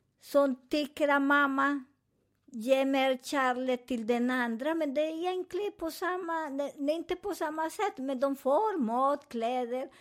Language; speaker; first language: Swedish; non-native, fluent; Spanish